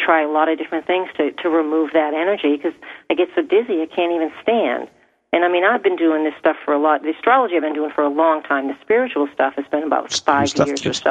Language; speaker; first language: English; native; English